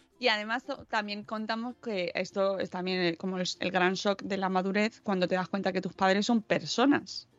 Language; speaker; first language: Spanish; native; Spanish